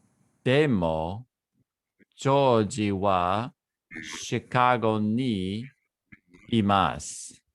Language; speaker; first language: Japanese; non-native, learner; English